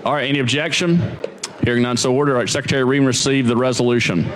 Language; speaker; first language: English; native; English